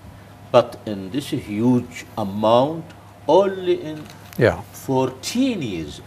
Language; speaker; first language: English; non-native, fluent; Arabic